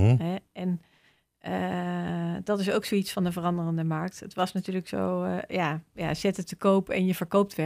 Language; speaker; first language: Dutch; native; Dutch